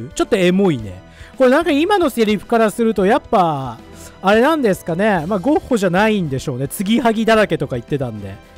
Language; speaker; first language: Japanese; native; Japanese